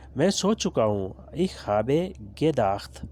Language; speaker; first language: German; non-native, learner; Urdu